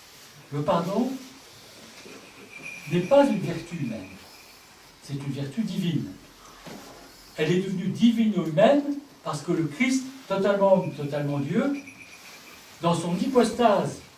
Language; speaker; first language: French; native; French